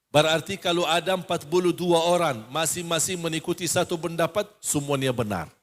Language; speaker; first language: Indonesian; non-native, fluent; Arabic